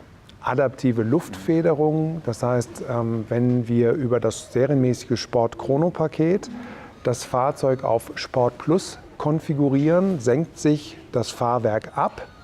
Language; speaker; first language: German; native; German